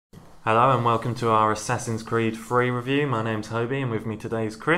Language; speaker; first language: English; native; English